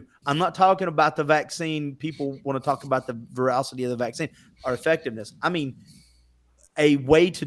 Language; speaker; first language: English; native; English